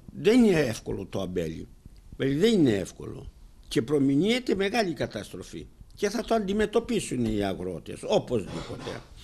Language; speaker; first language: Greek; native; Greek